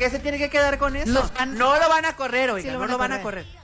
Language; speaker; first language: Spanish; native; Spanish